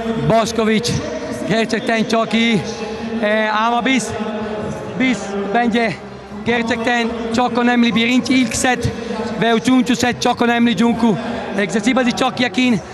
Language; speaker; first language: Turkish; non-native, learner; Italian